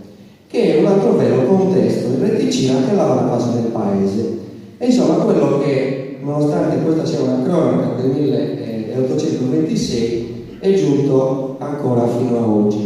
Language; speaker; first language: Italian; native; Italian